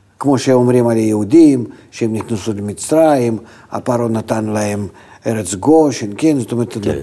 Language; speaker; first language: Hebrew; non-native, fluent; Russian